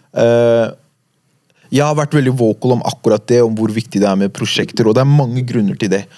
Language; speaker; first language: Norwegian; early bilingual, other home language; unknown